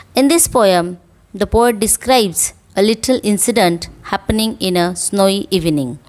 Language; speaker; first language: English; non-native, local second language; Marathi